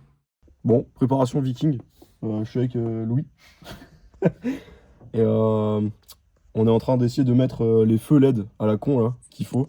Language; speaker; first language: French; native; French